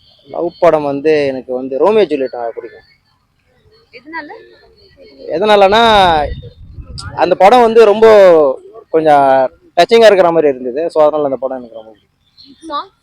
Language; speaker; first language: Tamil; native; Tamil